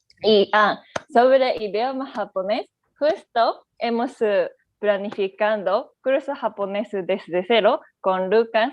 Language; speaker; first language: Spanish; non-native, learner; Japanese